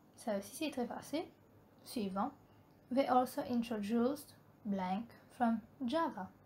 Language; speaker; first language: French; non-native, local second language; Morisyen